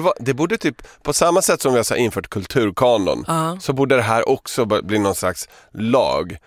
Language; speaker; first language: Swedish; non-native, fluent; Serbian